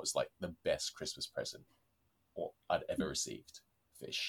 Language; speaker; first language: English; native; English